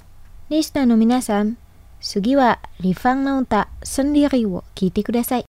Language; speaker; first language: Japanese; non-native, fluent; Indonesian